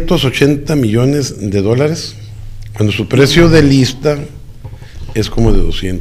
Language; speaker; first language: Spanish; native; Spanish